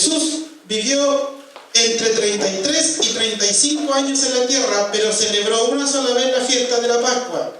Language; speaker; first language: Spanish; native; Spanish